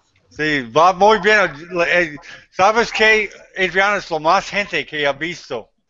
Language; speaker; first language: Spanish; non-native, learner; English